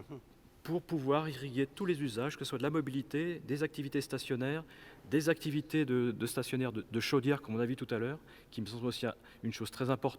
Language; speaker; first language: French; native; French